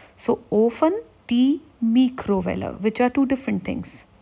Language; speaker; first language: English; non-native, local second language; Hindi